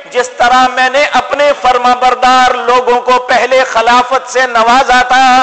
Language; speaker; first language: Urdu; non-native, local second language; Punjabi